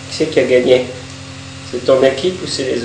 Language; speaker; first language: French; native; French